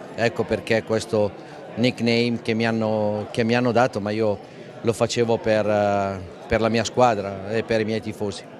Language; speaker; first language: Italian; native; Italian